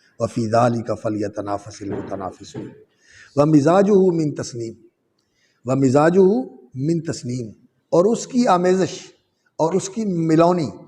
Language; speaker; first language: Urdu; non-native, local second language; Punjabi